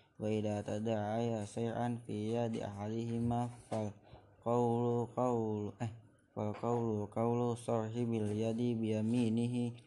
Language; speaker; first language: Arabic; non-native, learner; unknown